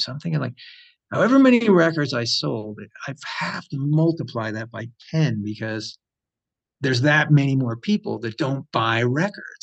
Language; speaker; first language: English; native; English